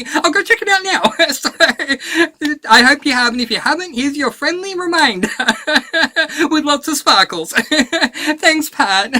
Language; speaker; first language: English; native; English